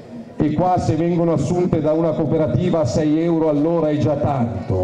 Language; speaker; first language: Italian; native; Italian